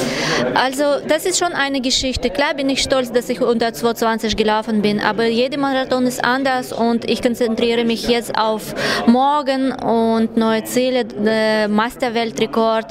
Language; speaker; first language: German; non-native, fluent; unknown